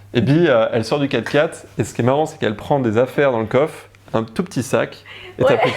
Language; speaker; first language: French; native; French